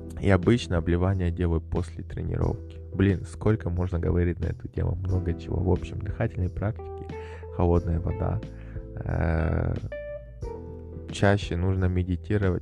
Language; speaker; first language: Russian; native; Russian